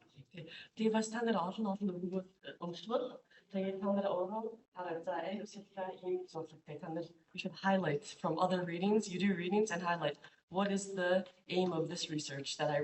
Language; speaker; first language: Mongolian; non-native, fluent; English